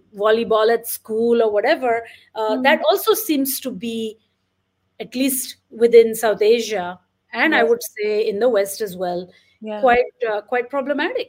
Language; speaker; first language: English; non-native, local second language; Marathi